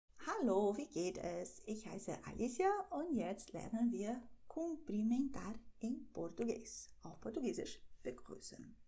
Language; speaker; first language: German; non-native, fluent; Portuguese